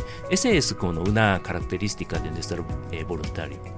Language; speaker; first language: Spanish; non-native, fluent; Japanese